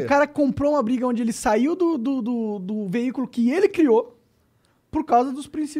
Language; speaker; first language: Portuguese; native; Portuguese